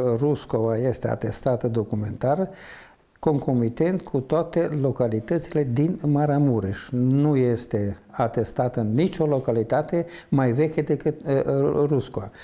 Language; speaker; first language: Romanian; non-native, local second language; Ukrainian